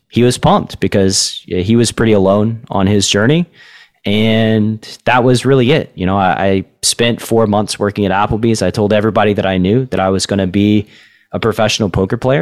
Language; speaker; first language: English; native; English